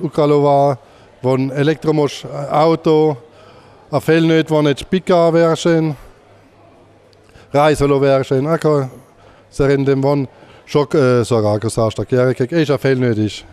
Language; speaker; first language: Hungarian; non-native, learner; German